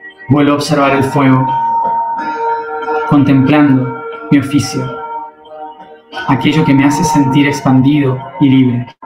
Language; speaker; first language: Spanish; native; Spanish